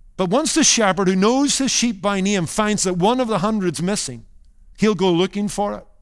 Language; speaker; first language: English; native; English